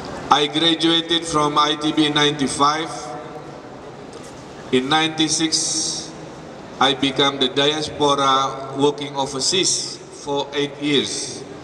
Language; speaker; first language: English; non-native, fluent; Indonesian